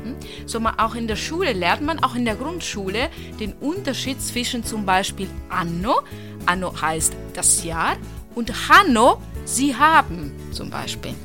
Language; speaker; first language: German; non-native, fluent; Italian